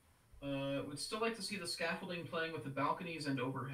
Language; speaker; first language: English; native; English